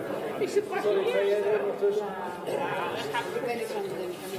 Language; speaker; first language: Dutch; native; Dutch